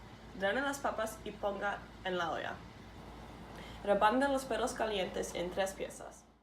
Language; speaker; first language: Spanish; non-native, learner; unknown